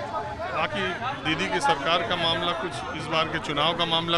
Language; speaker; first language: Hindi; native; Hindi